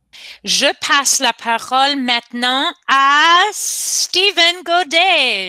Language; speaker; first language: French; non-native, local second language; English